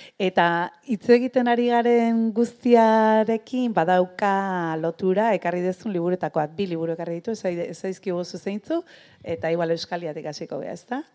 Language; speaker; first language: Basque; native; Basque